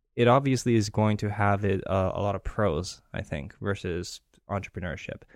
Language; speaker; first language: English; early bilingual, other home language; Greek